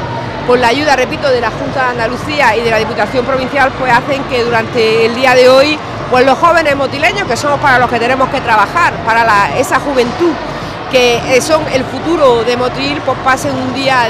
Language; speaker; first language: Spanish; native; Spanish